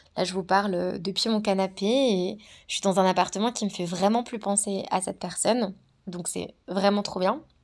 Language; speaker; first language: French; native; French